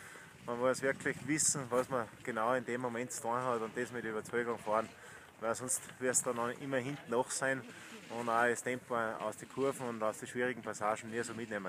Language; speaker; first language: German; native; German